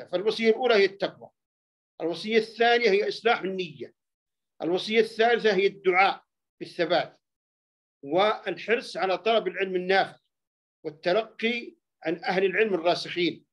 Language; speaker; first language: Arabic; native; Arabic